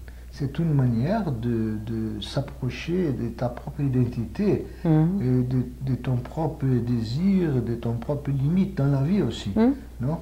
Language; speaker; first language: French; non-native, fluent; Portuguese